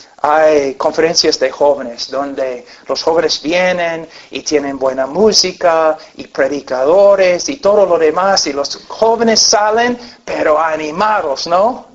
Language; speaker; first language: Spanish; non-native, fluent; English